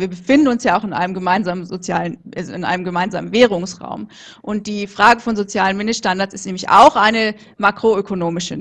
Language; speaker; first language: German; native; German